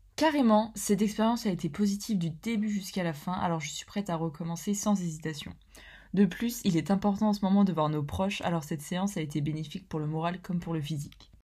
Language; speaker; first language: French; native; French